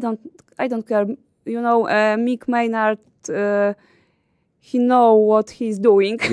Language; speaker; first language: English; non-native, learner; Polish